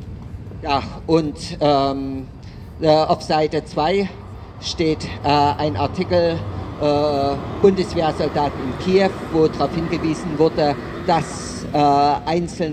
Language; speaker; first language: German; native; German